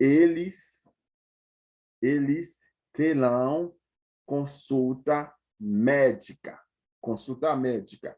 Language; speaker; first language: Portuguese; non-native, fluent; Haitian Creole